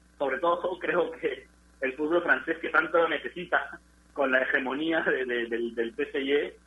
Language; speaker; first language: Spanish; native; Spanish